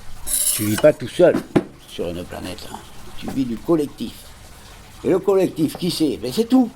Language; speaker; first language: French; non-native, fluent; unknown